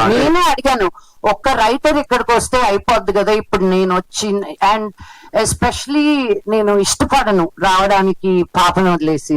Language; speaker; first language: Telugu; native; Telugu